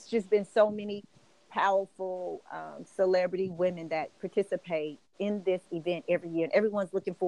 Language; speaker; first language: English; native; English